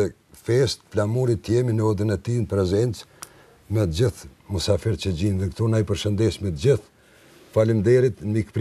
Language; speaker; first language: Albanian; native; Albanian